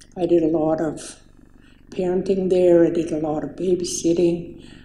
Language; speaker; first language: English; native; English